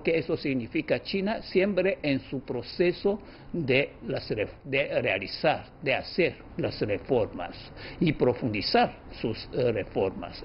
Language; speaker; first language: Spanish; non-native, fluent; Chinese